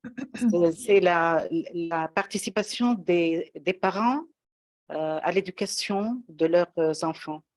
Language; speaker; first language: French; non-native, local second language; Arabic